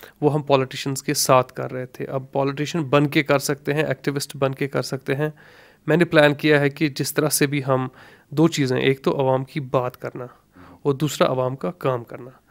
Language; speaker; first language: Urdu; non-native, local second language; Kashmiri